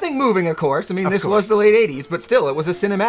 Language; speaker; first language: English; native; English